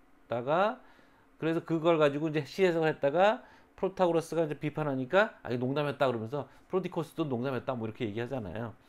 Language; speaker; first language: Korean; native; Korean